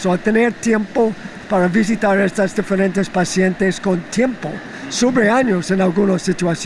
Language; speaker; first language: Spanish; non-native, fluent; English